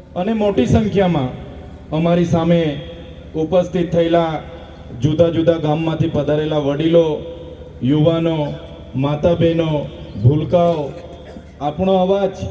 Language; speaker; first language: Gujarati; non-native, local second language; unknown